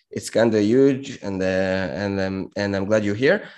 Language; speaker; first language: English; non-native, fluent; Hebrew